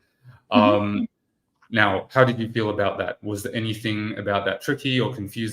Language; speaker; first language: English; native; English